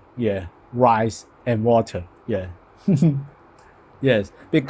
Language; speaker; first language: English; non-native, learner; Cantonese